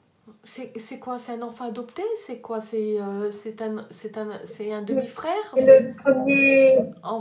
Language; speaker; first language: French; native; French